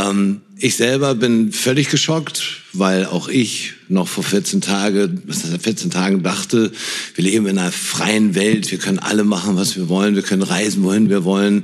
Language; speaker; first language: German; native; German